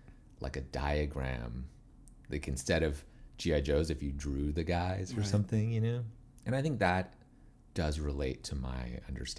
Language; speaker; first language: English; native; English